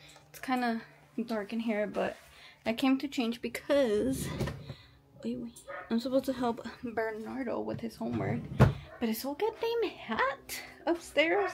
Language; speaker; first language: English; early bilingual, other home language; Spanish